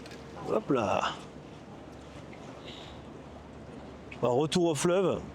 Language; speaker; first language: French; native; French